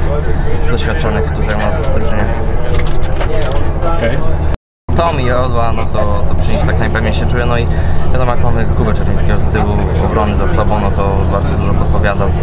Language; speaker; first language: Polish; native; Polish